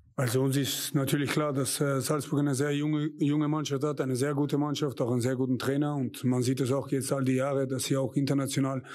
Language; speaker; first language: German; native; German